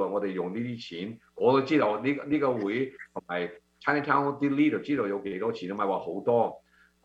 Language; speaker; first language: Cantonese; early bilingual, heritage; Cantonese